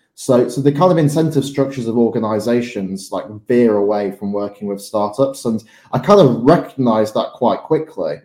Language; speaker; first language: English; native; English